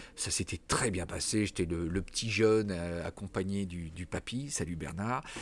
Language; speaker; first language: French; native; French